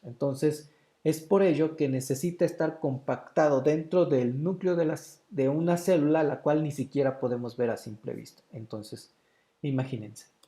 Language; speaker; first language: Spanish; native; Spanish